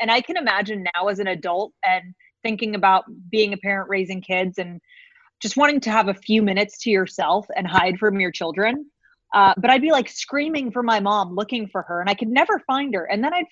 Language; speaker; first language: English; native; English